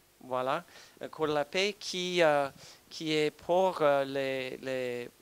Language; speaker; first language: French; non-native, fluent; English